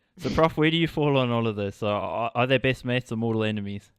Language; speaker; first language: English; native; English